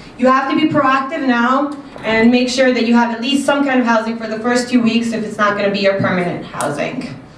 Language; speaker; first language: English; non-native, fluent; Serbian